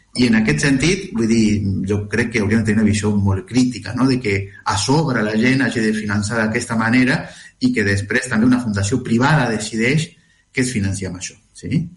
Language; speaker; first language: Catalan; non-native, fluent; Spanish